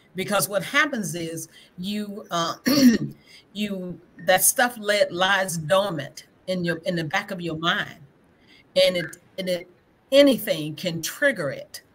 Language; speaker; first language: English; native; English